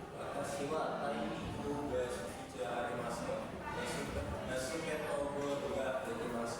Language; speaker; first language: Japanese; non-native, learner; Indonesian